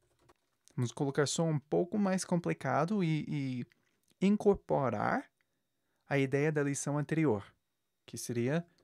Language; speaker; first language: Portuguese; non-native, fluent; English